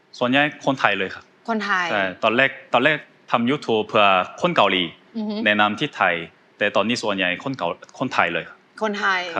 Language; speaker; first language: Thai; non-native, learner; Korean